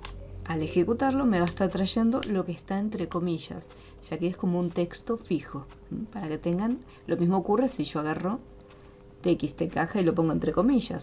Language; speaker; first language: Spanish; native; Spanish